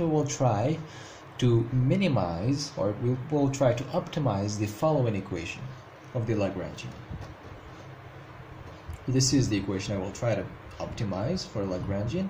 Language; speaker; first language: English; non-native, fluent; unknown